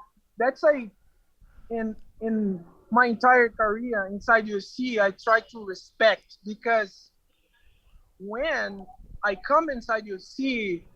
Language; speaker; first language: English; non-native, learner; Portuguese